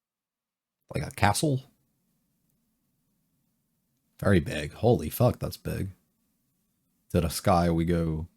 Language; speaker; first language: English; native; English